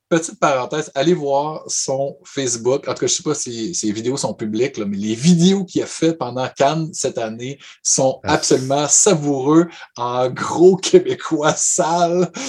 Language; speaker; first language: French; native; French